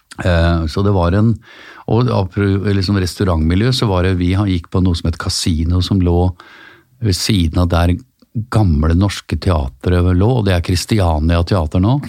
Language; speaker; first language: Norwegian; native; Norwegian